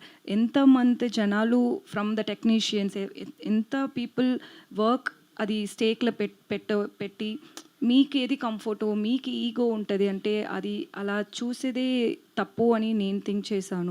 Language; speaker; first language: Telugu; non-native, learner; Tamil